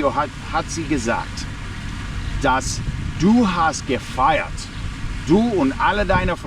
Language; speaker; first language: German; non-native, learner; English